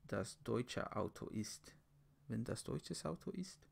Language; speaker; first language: German; non-native, learner; English